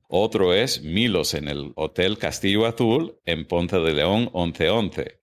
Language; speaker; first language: Spanish; non-native, fluent; English